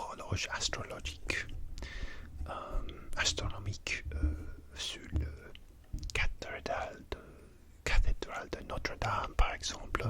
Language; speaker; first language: French; non-native, learner; English